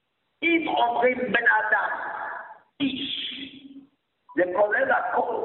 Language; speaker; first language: Hebrew; non-native, fluent; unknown